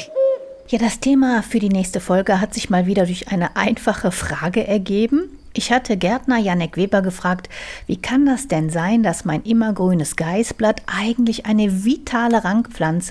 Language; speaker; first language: German; native; German